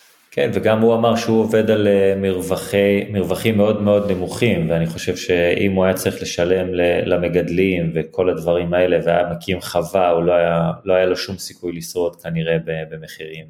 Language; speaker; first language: Hebrew; early bilingual, heritage; Hebrew